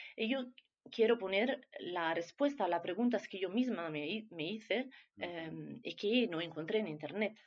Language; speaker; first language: Spanish; non-native, fluent; Italian